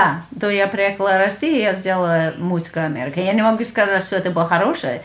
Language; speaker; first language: Russian; non-native, learner; English